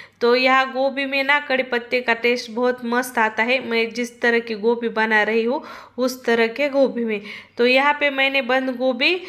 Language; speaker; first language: Hindi; non-native, local second language; Marathi